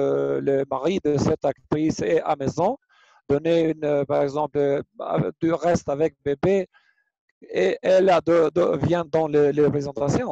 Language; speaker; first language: French; non-native, learner; Albanian